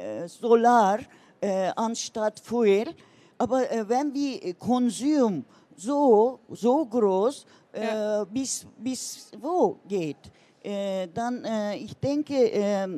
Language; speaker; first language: German; non-native, learner; Turkish